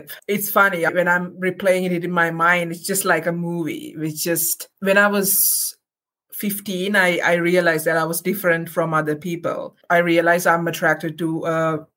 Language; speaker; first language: English; non-native, local second language; Sinhala